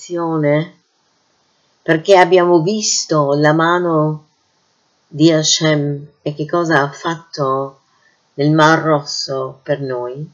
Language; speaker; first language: Italian; non-native, fluent; English